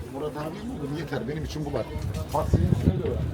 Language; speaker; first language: Turkish; native; Turkish